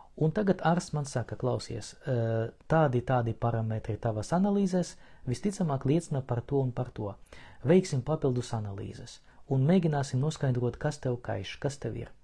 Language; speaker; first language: Latvian; non-native, local second language; Russian